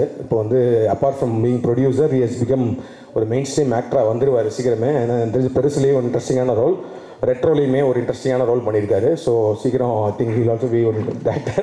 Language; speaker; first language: Tamil; native; Tamil